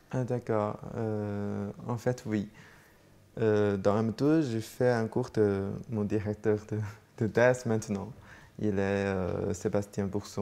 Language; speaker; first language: French; non-native, fluent; Chinese